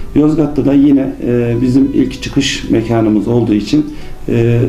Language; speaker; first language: Turkish; native; Turkish